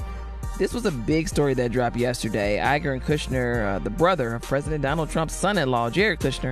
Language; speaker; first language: English; native; English